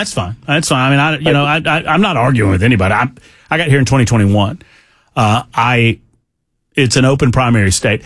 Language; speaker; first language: English; native; English